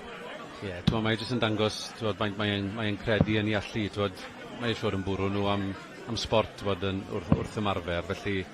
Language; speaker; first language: Welsh; native; Welsh